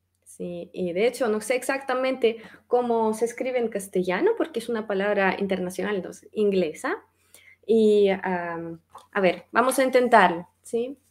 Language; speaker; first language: Spanish; non-native, fluent; Russian